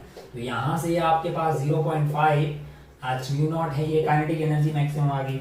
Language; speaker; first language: Hindi; native; Hindi